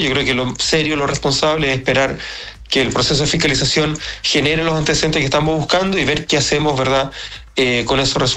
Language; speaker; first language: Spanish; native; Spanish